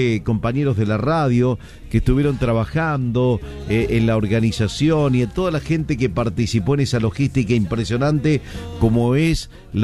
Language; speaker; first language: Spanish; native; Spanish